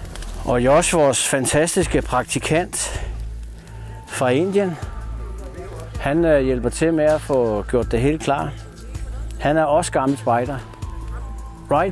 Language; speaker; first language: Danish; native; Danish